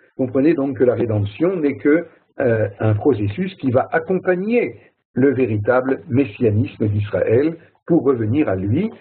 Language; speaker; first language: French; native; French